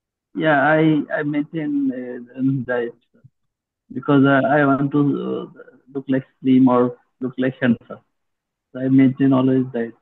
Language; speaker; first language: English; non-native, learner; Bangla